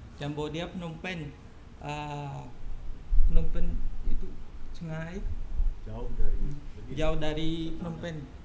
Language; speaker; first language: Indonesian; non-native, learner; Khmer